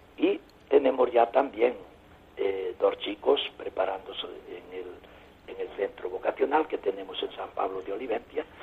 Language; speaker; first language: Spanish; native; Spanish